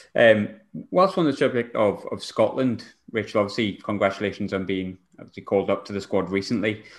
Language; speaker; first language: English; native; English